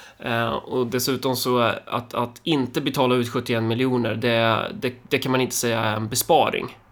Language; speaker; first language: Swedish; early bilingual, other home language; Somali